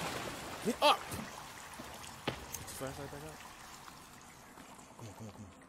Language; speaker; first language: English; native; English